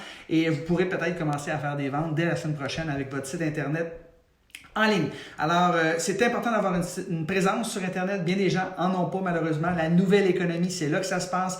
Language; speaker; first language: French; native; French